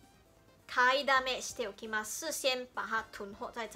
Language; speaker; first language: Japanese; non-native, fluent; Chinese